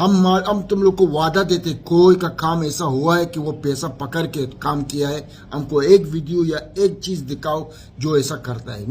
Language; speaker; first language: Hindi; non-native, learner; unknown